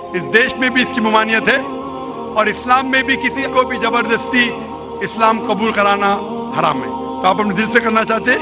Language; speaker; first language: Urdu; non-native, local second language; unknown